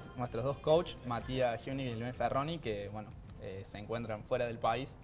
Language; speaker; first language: Spanish; native; Spanish